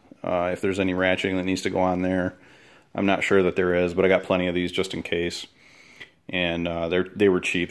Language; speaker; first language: English; native; English